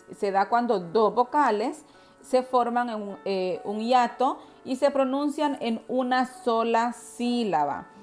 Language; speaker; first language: Spanish; native; Spanish